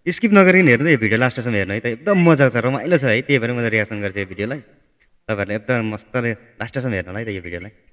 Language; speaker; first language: Nepali; native; Nepali